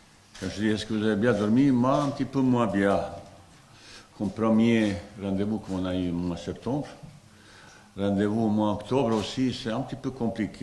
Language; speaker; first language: French; non-native, fluent; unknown